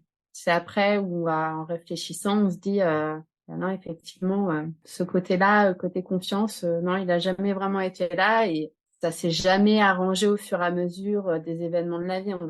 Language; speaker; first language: French; native; French